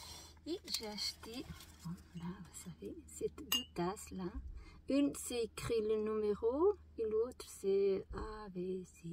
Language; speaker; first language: French; non-native, fluent; Portuguese